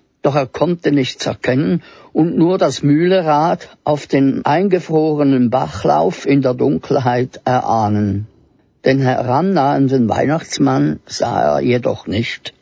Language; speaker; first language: German; native; German